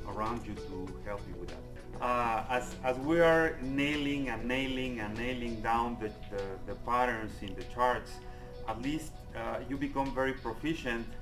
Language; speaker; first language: English; non-native, fluent; Spanish